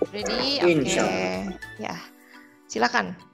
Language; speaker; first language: English; non-native, learner; Indonesian